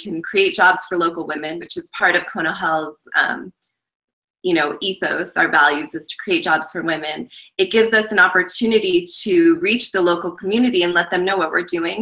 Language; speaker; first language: English; native; English